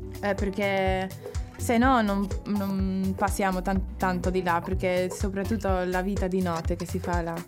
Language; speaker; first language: Italian; non-native, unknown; Spanish